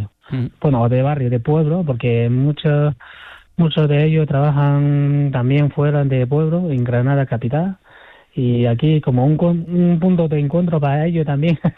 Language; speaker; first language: Spanish; non-native, fluent; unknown